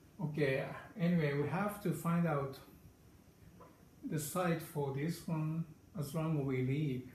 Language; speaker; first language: English; non-native, learner; Japanese